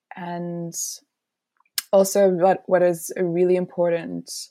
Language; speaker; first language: English; non-native, fluent; Dutch